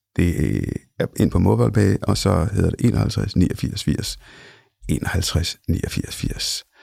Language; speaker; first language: Danish; early bilingual, other home language; Punjabi